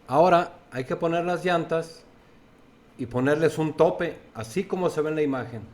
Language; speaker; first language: Spanish; native; Spanish